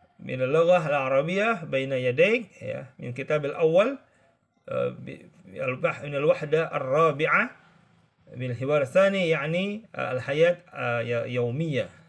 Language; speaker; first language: Arabic; non-native, fluent; Indonesian